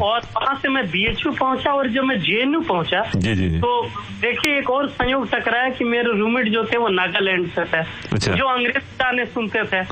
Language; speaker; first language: Hindi; native; Hindi